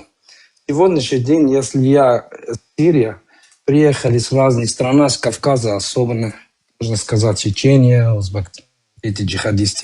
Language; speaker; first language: Russian; non-native, learner; Kurdish